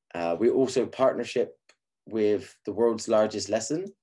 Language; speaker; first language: English; native; English